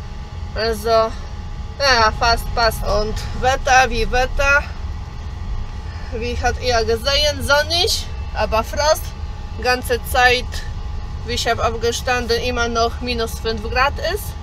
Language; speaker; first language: German; non-native, learner; Polish